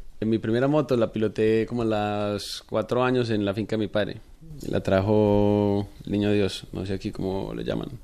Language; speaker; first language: Spanish; native; Spanish